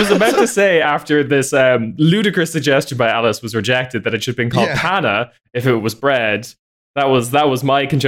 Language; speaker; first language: English; native; English